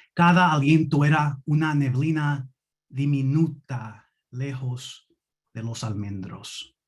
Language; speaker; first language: Spanish; early bilingual, other home language; English